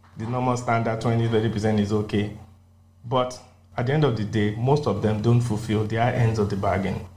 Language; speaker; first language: English; non-native, local second language; Yoruba